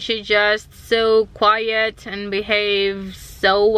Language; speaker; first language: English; non-native, local second language; Filipino